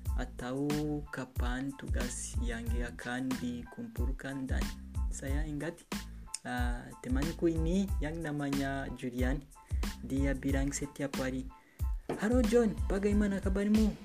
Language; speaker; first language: Indonesian; non-native, learner; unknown